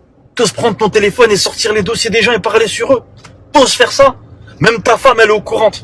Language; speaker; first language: French; native; French